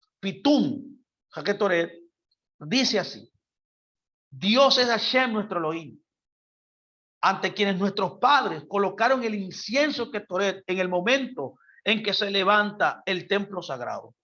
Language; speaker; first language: Spanish; native; Spanish